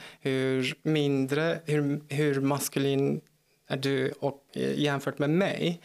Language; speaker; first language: Swedish; non-native, fluent; Turkish